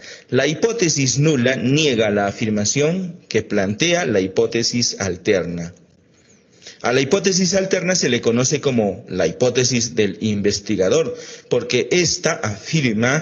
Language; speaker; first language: Spanish; native; Spanish